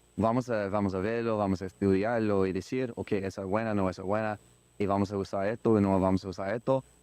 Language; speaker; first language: Spanish; non-native, learner; English